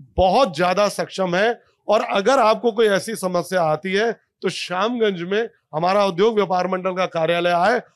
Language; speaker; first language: Hindi; native; Hindi